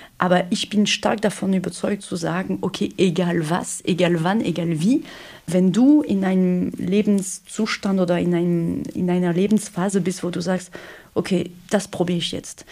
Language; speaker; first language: German; non-native, fluent; French